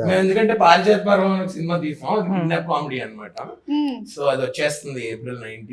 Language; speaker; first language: Telugu; native; Telugu